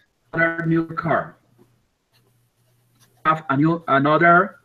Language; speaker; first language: English; non-native, learner; Spanish